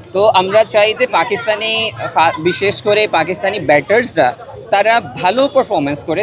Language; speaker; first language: Bangla; non-native, learner; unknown